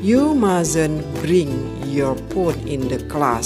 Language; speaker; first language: English; non-native, fluent; Indonesian